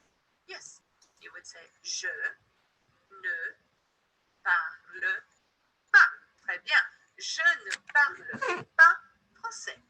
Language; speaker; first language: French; non-native, fluent; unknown